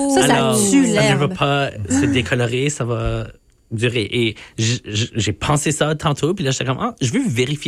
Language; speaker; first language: French; native; French